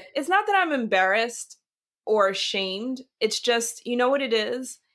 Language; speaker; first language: English; early bilingual, other home language; Dutch